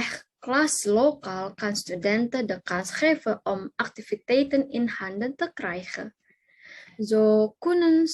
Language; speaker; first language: Dutch; non-native, learner; Indonesian